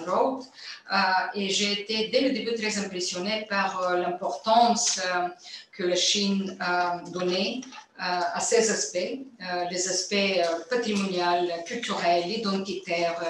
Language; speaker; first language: French; non-native, fluent; Bulgarian